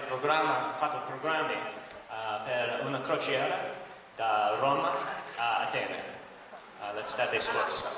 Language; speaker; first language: Italian; non-native, learner; English